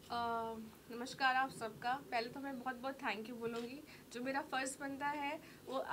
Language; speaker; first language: Hindi; native; Hindi